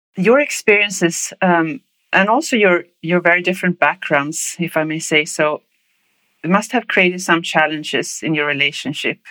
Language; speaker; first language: English; non-native, fluent; Swedish